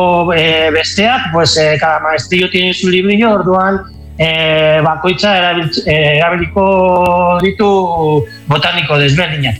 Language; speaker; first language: Basque; non-native, local second language; Spanish